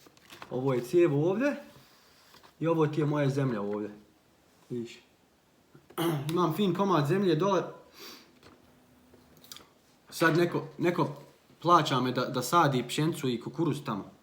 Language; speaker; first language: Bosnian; early bilingual, heritage; Bosnian